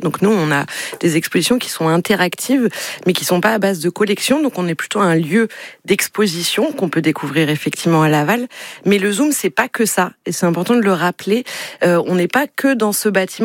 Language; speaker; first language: French; native; French